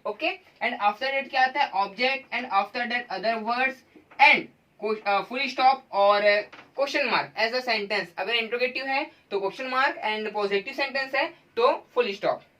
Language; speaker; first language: Hindi; native; Hindi